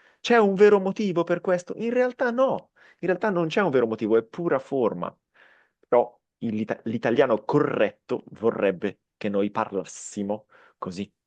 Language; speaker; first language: Italian; native; Italian